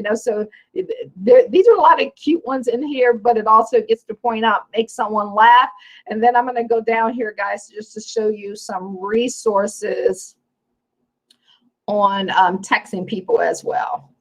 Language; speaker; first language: English; native; English